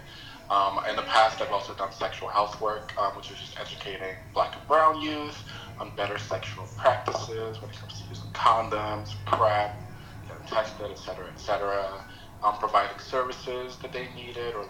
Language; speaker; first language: English; non-native, local second language; Yoruba